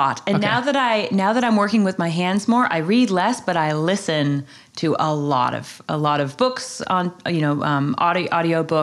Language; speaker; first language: English; native; English